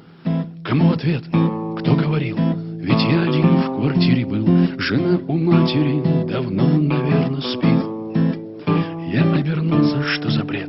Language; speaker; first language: Russian; native; Russian